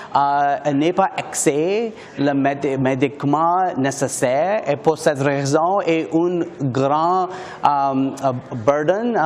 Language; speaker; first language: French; non-native, learner; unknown